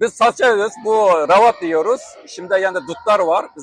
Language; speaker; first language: Turkish; non-native, learner; Uyghur